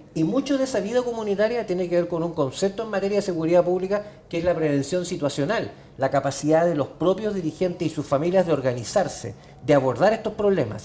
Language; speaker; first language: Spanish; native; Spanish